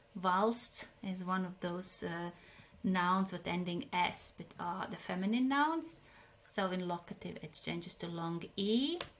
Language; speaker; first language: English; non-native, fluent; Latvian